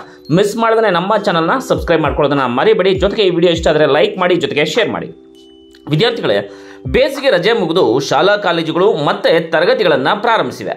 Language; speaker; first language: Kannada; native; Kannada